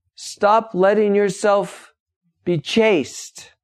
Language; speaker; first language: English; native; English